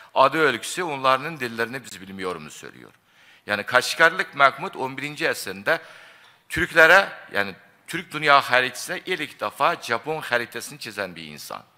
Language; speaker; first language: Turkish; non-native, fluent; Japanese